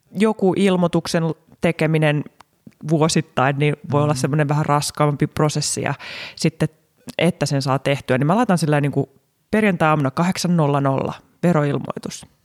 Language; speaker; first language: Finnish; native; Finnish